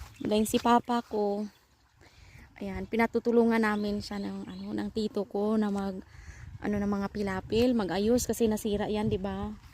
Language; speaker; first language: Filipino; non-native, local second language; Cebuano